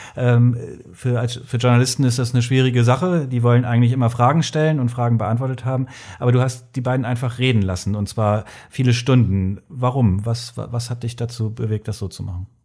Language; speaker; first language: German; native; German